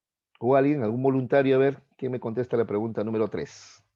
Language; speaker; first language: Spanish; native; Spanish